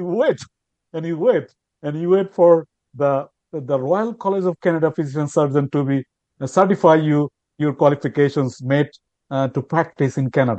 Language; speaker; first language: English; non-native, local second language; Bangla